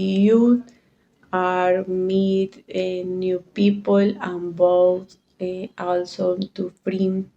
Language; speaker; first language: English; non-native, learner; Spanish